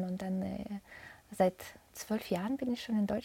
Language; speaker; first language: German; non-native, fluent; Russian